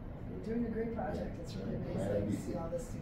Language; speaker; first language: English; native; English